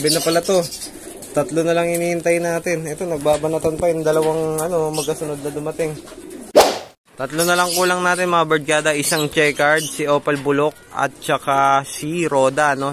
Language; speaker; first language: Filipino; native; Filipino